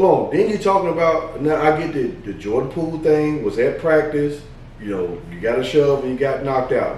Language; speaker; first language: English; native; English